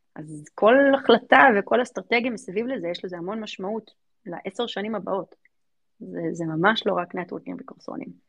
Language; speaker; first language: Hebrew; early bilingual, other home language; English